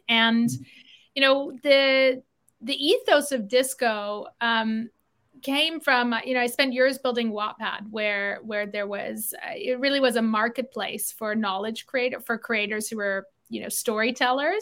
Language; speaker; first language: English; native; English